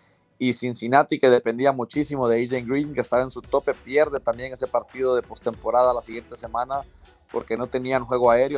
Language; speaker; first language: Spanish; native; Spanish